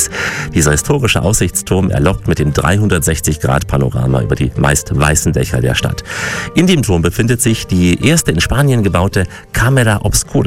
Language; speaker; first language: German; native; German